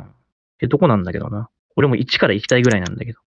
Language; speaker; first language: Japanese; native; Japanese